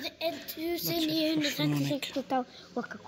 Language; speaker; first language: Swedish; early bilingual, other home language; Bangla